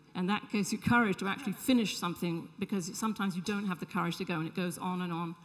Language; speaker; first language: English; native; English